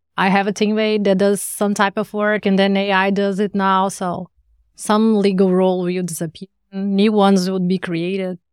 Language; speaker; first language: English; non-native, fluent; Portuguese